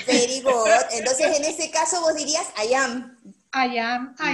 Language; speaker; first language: Spanish; native; Spanish